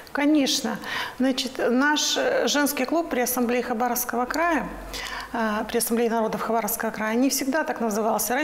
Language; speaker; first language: Russian; native; Russian